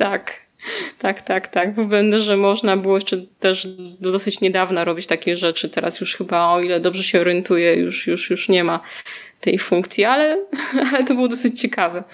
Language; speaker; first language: Polish; native; Polish